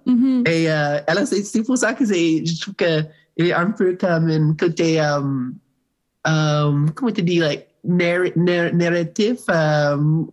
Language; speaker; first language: French; non-native, learner; English